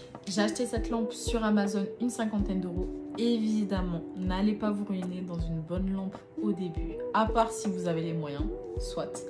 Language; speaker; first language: French; native; French